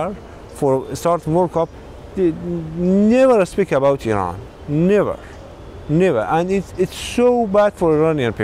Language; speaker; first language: English; non-native, learner; Persian